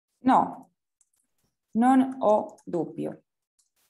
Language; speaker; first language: Italian; non-native, fluent; Spanish